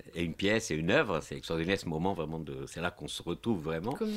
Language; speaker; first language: French; non-native, fluent; Portuguese